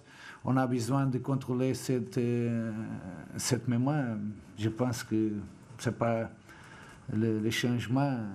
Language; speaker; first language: French; non-native, fluent; Portuguese